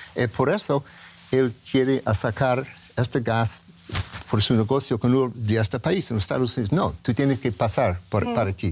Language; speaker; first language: Spanish; non-native, learner; English